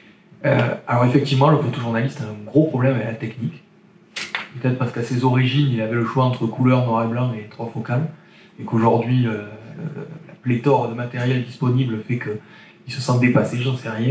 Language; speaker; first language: French; native; French